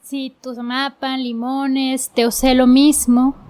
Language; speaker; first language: Spanish; native; Spanish